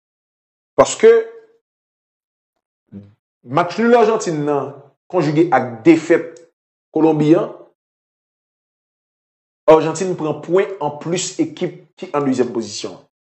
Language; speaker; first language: French; non-native, local second language; Haitian Creole